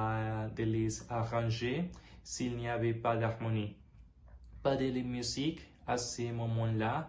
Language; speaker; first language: French; non-native, learner; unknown